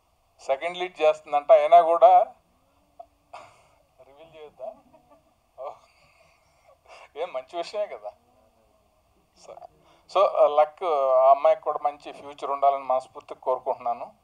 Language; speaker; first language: Telugu; native; Telugu